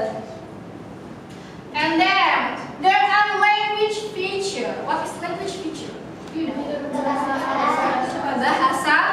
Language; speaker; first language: English; non-native, local second language; Indonesian